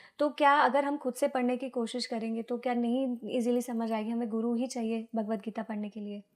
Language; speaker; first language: Hindi; native; Hindi